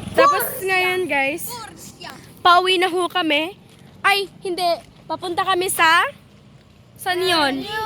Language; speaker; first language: Filipino; non-native, local second language; Cebuano